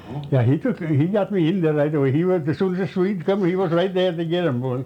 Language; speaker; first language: English; non-native, fluent; Swedish